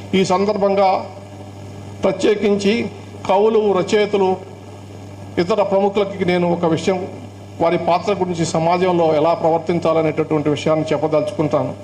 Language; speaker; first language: Telugu; native; Telugu